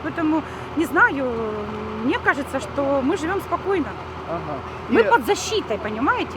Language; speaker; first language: Russian; native; Russian